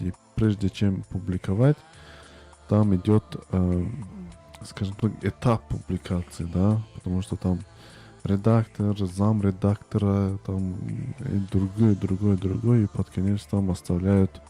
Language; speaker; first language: Russian; non-native, local second language; Tajik